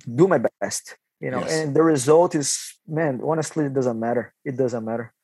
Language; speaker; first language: English; non-native, fluent; Portuguese